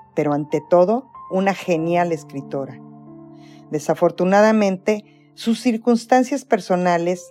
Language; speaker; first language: Spanish; native; Spanish